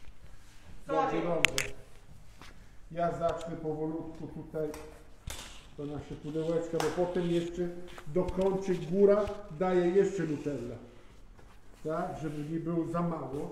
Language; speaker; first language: Polish; non-native, fluent; Italian